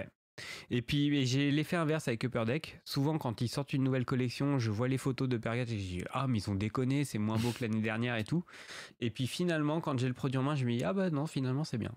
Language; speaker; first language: French; native; French